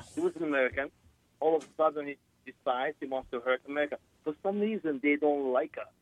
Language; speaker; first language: English; non-native, fluent; Arabic